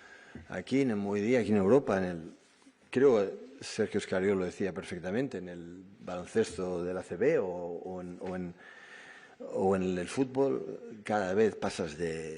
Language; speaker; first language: Spanish; native; Spanish